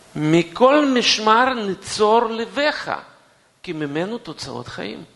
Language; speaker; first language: Hebrew; non-native, fluent; Russian